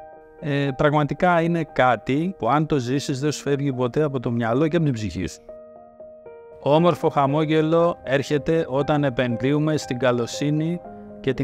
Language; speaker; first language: Greek; native; Greek